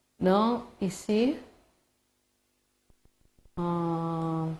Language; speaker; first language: French; non-native, learner; Spanish